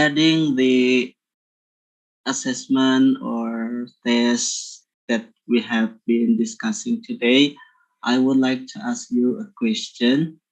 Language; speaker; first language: English; non-native, fluent; Indonesian